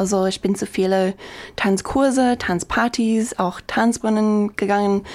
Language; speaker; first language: German; non-native, fluent; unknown